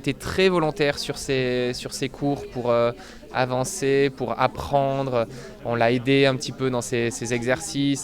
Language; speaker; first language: French; native; French